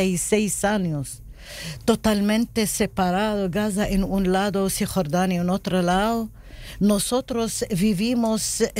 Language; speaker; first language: Spanish; non-native, learner; Arabic